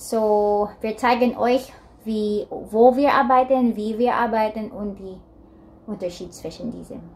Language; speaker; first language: German; non-native, learner; Filipino